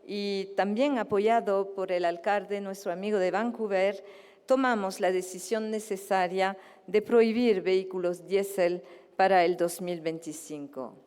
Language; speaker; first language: Spanish; native; Spanish